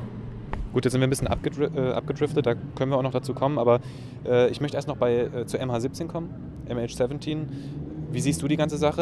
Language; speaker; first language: German; native; German